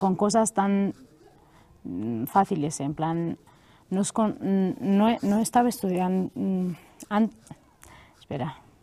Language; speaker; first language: Spanish; non-native, local second language; Arabic